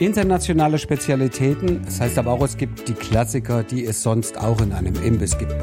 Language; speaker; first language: German; native; German